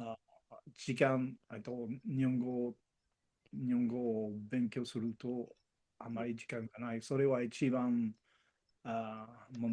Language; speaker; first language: Japanese; non-native, learner; Spanish